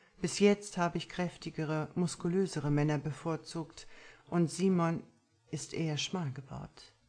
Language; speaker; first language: German; native; German